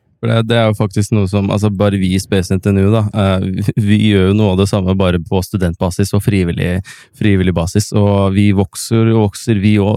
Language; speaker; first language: Norwegian; native; Norwegian